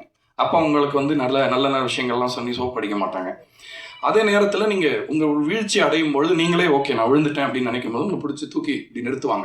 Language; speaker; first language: Tamil; native; Tamil